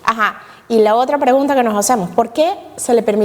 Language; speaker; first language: Spanish; native; Spanish